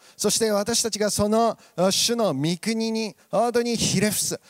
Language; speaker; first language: Japanese; native; Japanese